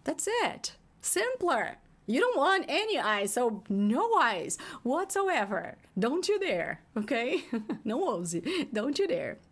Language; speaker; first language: English; non-native, fluent; Portuguese